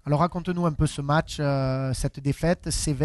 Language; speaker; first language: French; native; French